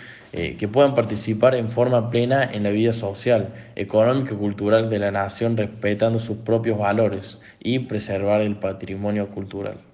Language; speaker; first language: Spanish; native; Spanish